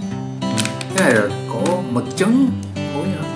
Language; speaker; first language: Vietnamese; non-native, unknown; Japanese